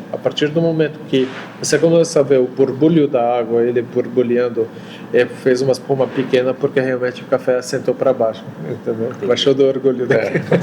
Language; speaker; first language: Portuguese; non-native, fluent; Arabic